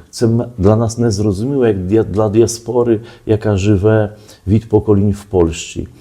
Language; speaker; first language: Ukrainian; early bilingual, heritage; Ukrainian